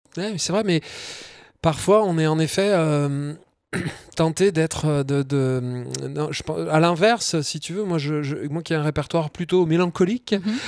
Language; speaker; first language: French; native; French